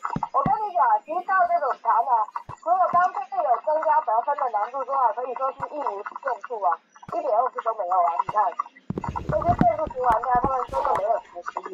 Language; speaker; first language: Chinese; native; Chinese